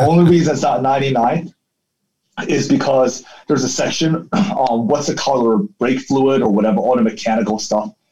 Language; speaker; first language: English; early bilingual, other home language; Chinese